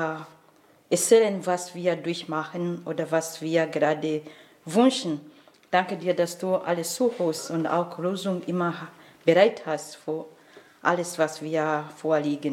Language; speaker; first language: German; non-native, fluent; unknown